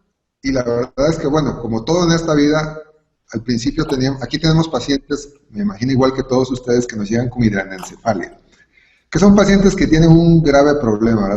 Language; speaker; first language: Spanish; native; Spanish